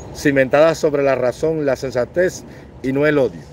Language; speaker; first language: Spanish; native; Spanish